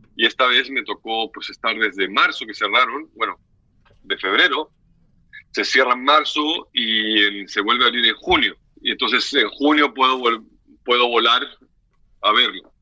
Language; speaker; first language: Spanish; native; Spanish